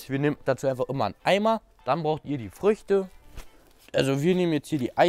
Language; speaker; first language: German; native; German